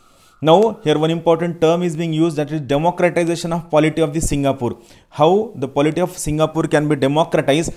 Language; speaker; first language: English; non-native, local second language; Marathi